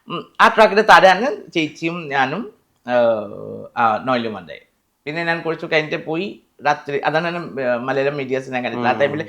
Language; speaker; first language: Malayalam; non-native, fluent; Assamese